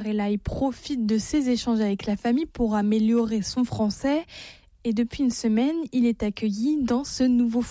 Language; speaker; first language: French; native; French